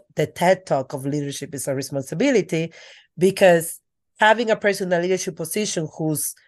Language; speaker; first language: English; non-native, fluent; Spanish